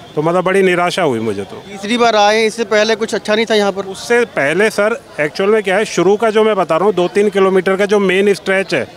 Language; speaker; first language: Hindi; native; Hindi